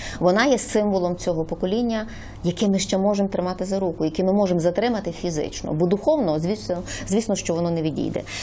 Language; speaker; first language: Ukrainian; native; Ukrainian